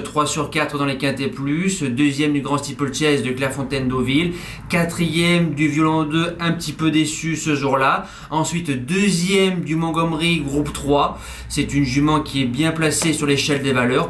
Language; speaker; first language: French; native; French